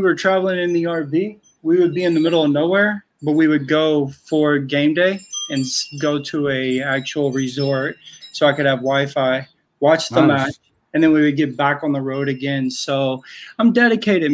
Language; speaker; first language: English; native; English